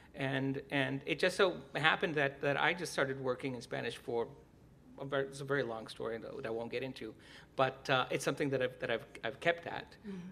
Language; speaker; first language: English; early bilingual, other home language; Spanish